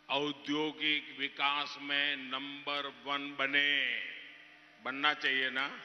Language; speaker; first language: Hindi; non-native, local second language; Gujarati